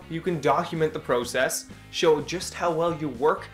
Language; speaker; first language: English; native; English